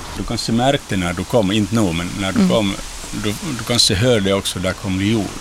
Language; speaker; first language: Swedish; non-native, local second language; Finnish